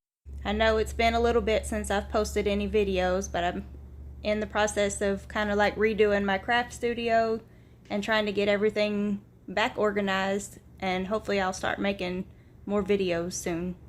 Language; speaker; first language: English; native; English